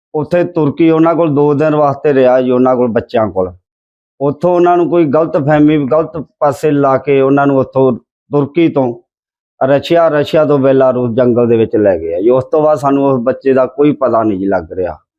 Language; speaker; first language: Punjabi; native; Punjabi